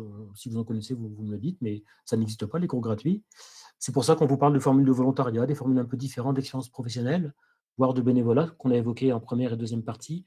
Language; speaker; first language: French; native; French